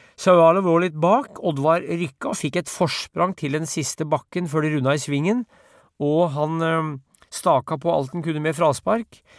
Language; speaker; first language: Norwegian; native; Norwegian